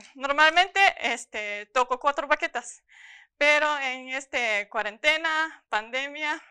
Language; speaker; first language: Spanish; non-native, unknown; Japanese